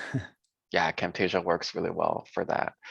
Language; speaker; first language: English; native; English